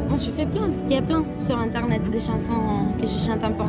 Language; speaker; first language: French; non-native, fluent; Spanish